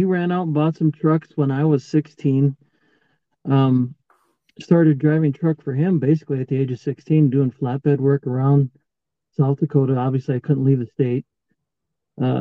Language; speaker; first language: English; native; English